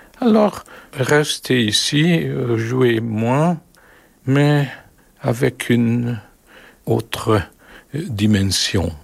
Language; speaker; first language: French; non-native, learner; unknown